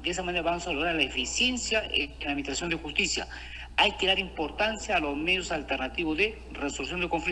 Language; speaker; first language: Spanish; native; Spanish